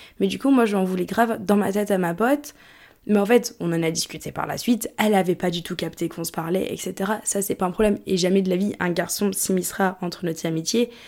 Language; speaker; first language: French; early bilingual, other home language; English